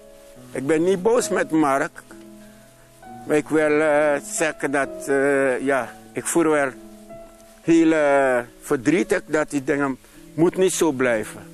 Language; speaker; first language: Dutch; non-native, local second language; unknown